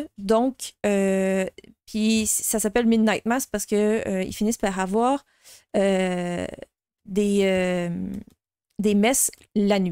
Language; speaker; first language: French; native; French